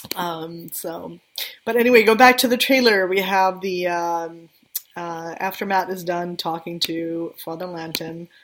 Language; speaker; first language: English; non-native, fluent; Swedish